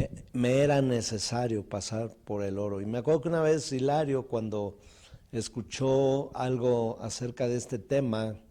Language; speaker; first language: Spanish; native; Spanish